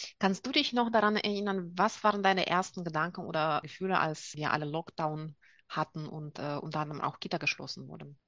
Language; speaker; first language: German; non-native, fluent; Russian